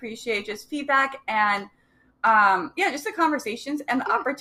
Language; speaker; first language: English; native; English